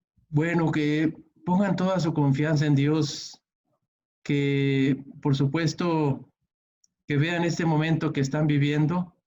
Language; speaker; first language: Spanish; native; Spanish